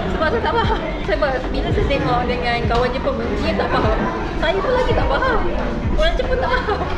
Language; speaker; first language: Malay; native; Malay